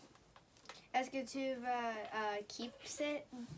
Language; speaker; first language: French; non-native, local second language; English